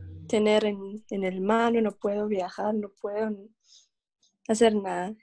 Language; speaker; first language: Spanish; non-native, learner; English